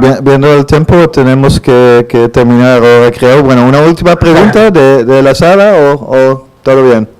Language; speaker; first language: Spanish; non-native, fluent; Dutch